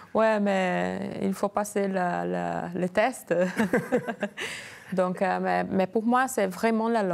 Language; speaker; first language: French; non-native, learner; Portuguese